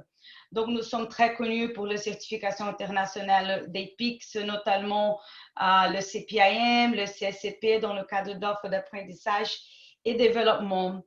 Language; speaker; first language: French; non-native, fluent; Portuguese